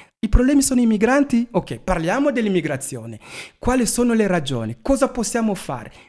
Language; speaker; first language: Italian; non-native, fluent; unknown